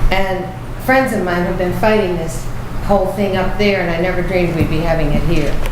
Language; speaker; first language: English; native; English